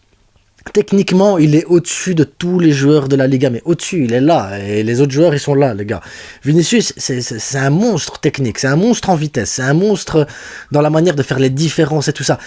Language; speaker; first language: French; native; French